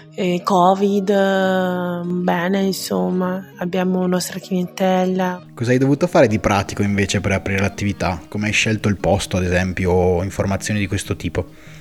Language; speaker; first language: Italian; non-native, fluent; Chinese